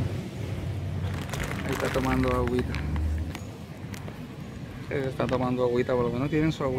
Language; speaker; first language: Spanish; native; Spanish